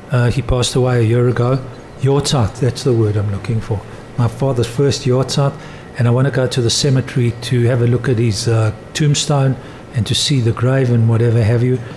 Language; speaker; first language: English; native; English